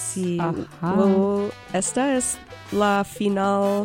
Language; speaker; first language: Spanish; non-native, local second language; English